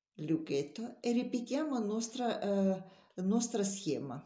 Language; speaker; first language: Italian; non-native, learner; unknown